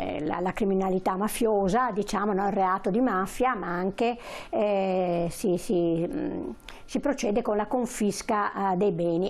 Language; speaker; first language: Italian; native; Italian